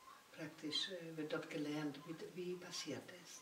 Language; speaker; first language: German; non-native, learner; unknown